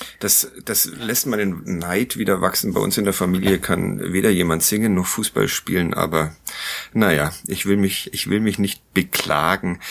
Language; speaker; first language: German; native; German